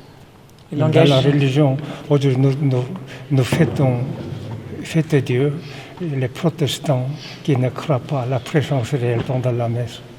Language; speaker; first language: French; non-native, fluent; Korean